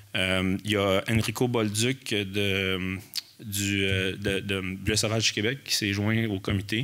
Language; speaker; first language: French; native; French